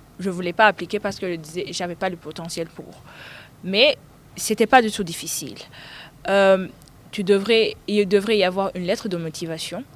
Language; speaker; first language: French; non-native, local second language; Rundi